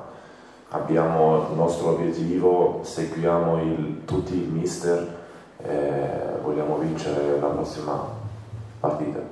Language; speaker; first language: Italian; non-native, fluent; Croatian